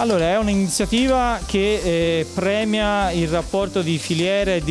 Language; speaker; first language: Italian; native; Italian